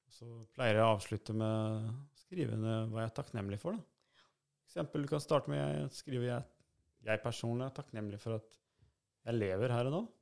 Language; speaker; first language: Norwegian; early bilingual, other home language; Albanian